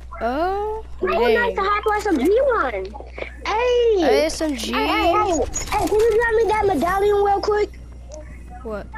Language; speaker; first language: English; native; English